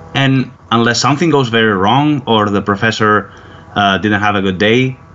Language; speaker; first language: English; non-native, fluent; Spanish